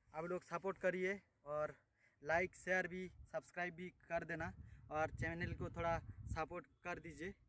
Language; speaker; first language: Hindi; non-native, local second language; Bangla